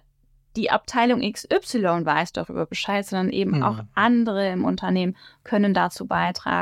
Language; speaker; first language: German; native; German